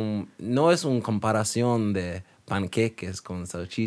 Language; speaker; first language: Spanish; non-native, learner; English